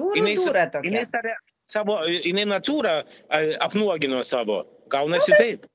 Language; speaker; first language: Lithuanian; non-native, local second language; Russian